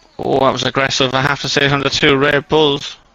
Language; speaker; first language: English; native; English